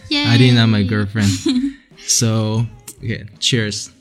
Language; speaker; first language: English; non-native, fluent; Chinese